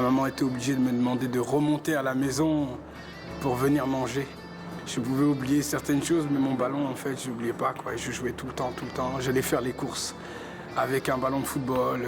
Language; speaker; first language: French; native; French